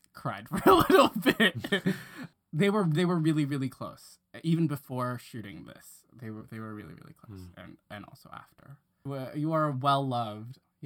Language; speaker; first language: English; non-native, local second language; Cantonese